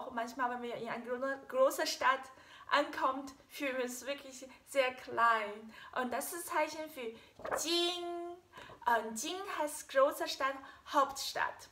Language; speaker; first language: German; non-native, fluent; Chinese